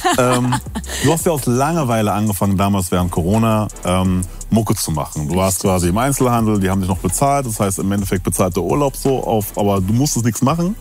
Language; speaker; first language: German; native; German